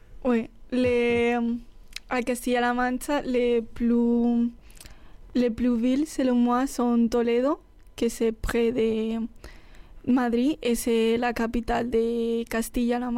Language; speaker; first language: French; non-native, learner; Spanish